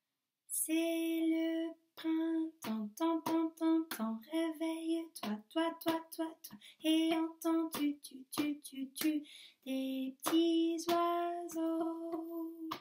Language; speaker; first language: French; native; French